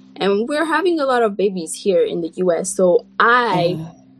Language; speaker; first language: English; non-native, fluent; French